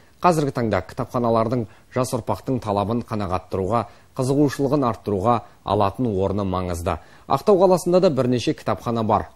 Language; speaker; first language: Kazakh; native; Kazakh